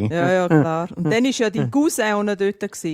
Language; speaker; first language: German; native; German